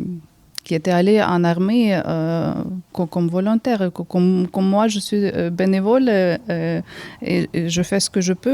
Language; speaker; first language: French; early bilingual, heritage; Ukrainian